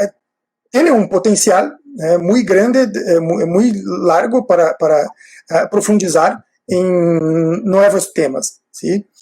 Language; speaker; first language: Spanish; non-native, fluent; Portuguese